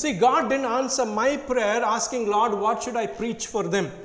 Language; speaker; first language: English; non-native, local second language; Tamil